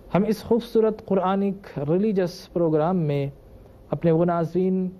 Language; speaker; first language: Urdu; native; Urdu